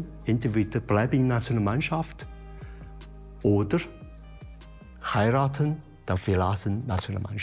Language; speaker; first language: German; non-native, learner; Chinese